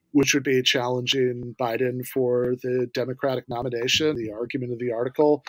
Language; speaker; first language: English; native; English